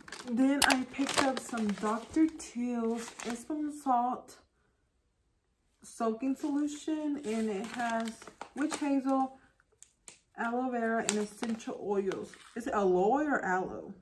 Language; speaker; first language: English; early bilingual, other home language; Spanish